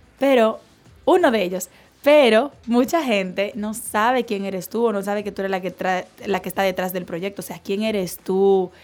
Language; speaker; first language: Spanish; native; Spanish